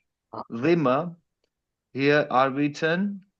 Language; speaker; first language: German; non-native, learner; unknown